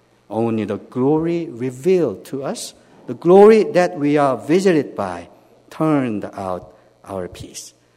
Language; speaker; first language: English; non-native, fluent; Korean